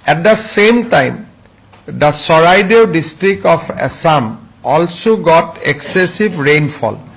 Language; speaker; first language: English; non-native, local second language; Assamese